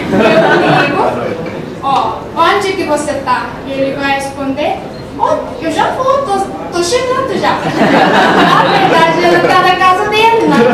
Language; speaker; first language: Portuguese; non-native, fluent; Korean